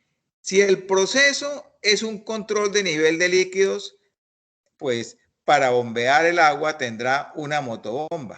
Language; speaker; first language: Spanish; native; Spanish